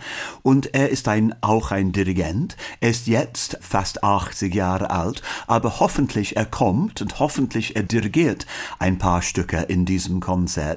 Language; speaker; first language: German; non-native, fluent; English